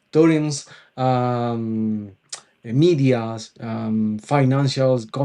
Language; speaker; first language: English; non-native, local second language; Spanish